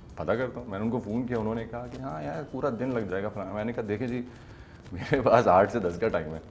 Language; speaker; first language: Urdu; native; Urdu